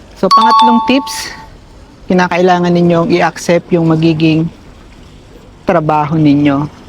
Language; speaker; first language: Filipino; native; Filipino